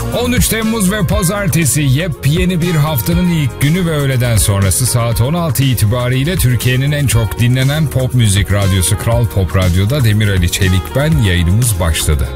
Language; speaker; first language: Turkish; native; Turkish